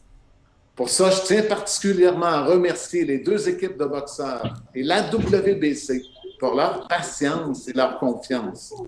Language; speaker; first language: French; native; French